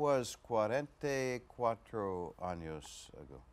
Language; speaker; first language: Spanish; non-native, learner; English